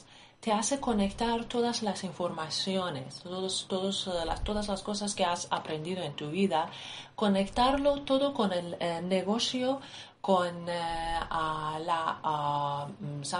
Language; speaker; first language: Spanish; non-native, fluent; Persian